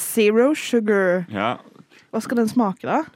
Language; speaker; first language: Norwegian; native; Norwegian